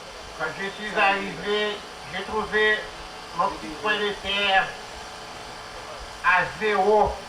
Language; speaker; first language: French; non-native, local second language; Haitian Creole